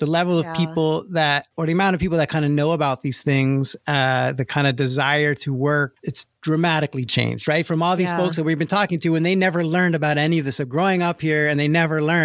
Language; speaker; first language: English; native; English